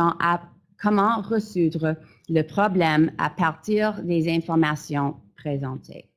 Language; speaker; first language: French; non-native, fluent; English